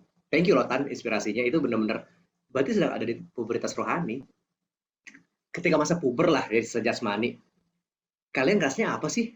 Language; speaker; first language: Indonesian; native; Indonesian